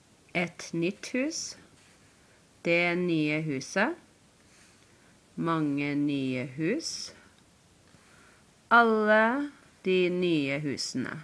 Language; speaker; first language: Norwegian; non-native, learner; English